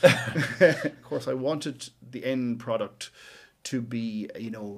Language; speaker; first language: English; native; English